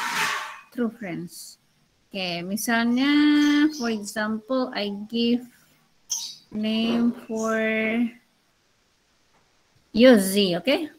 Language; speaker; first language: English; non-native, learner; Indonesian